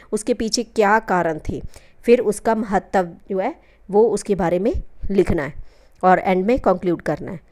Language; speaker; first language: Hindi; non-native, local second language; Punjabi